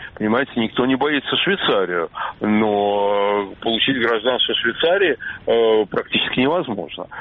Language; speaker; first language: Russian; native; Russian